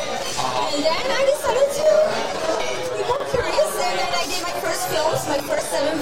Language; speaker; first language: English; non-native, learner; Chinese